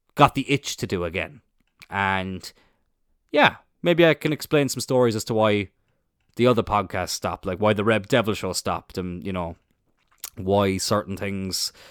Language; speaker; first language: English; native; English